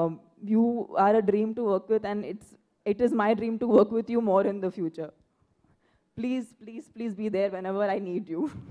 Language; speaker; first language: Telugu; non-native, fluent; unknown